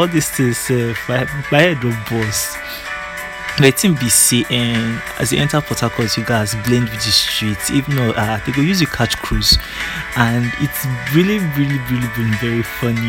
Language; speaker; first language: English; non-native, local second language; Igbo